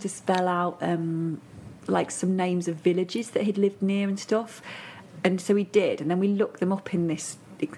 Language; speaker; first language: English; native; English